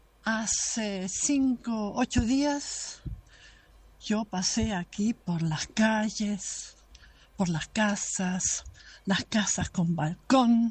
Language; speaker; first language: Spanish; non-native, fluent; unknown